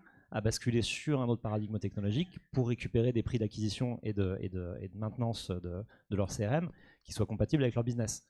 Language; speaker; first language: French; native; French